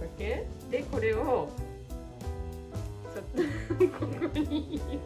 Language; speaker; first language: Japanese; native; Japanese